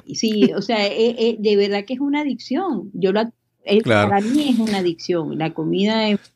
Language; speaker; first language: Spanish; native; Spanish